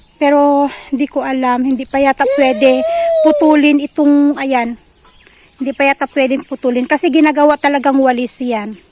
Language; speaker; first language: Filipino; non-native, local second language; Iloko